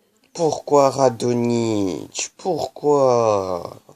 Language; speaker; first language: French; native; French